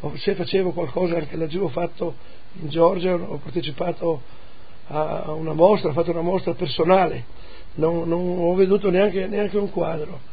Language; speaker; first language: Italian; non-native, local second language; Friulian